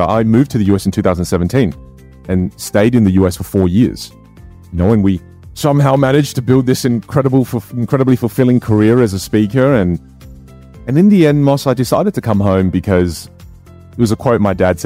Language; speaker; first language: English; native; English